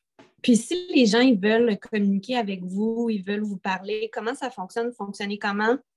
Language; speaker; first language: French; native; French